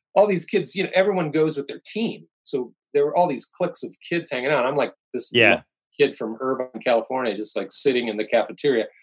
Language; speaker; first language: English; native; English